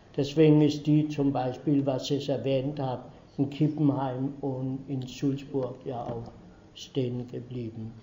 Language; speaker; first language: German; early bilingual, heritage; German